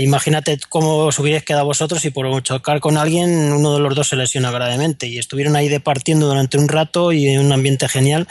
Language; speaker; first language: Spanish; native; Spanish